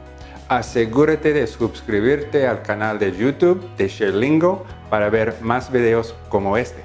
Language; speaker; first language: Spanish; non-native, fluent; English